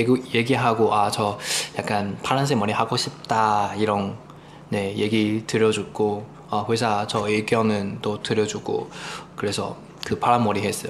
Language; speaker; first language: Korean; non-native, fluent; Chinese